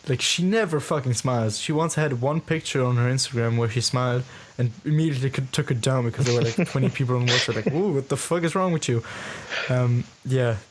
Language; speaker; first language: English; non-native, fluent; German